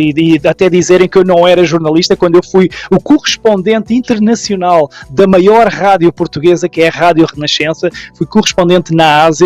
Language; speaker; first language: Portuguese; native; Portuguese